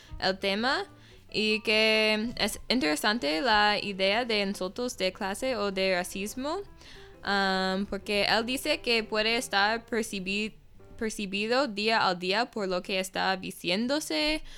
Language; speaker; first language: Spanish; non-native, fluent; English